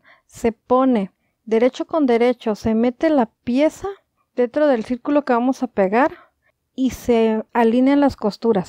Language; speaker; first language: Spanish; native; Spanish